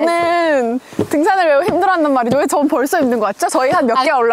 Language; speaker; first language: Korean; native; Korean